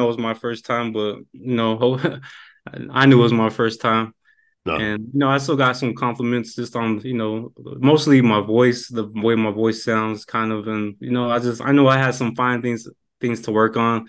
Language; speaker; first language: English; native; English